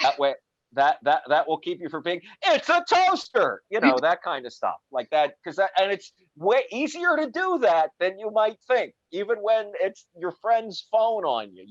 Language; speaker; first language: English; native; English